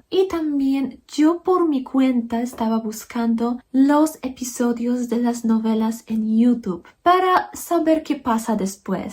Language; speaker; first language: Spanish; non-native, fluent; Polish